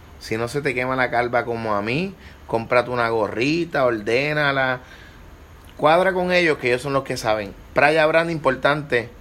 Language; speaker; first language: Spanish; native; Spanish